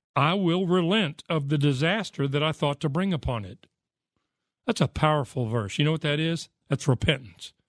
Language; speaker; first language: English; native; English